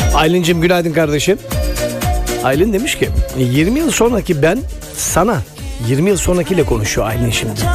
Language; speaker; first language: Turkish; native; Turkish